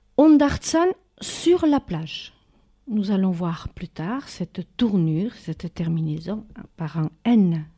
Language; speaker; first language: French; native; French